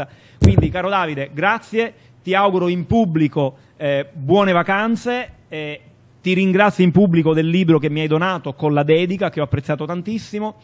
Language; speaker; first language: Italian; native; Italian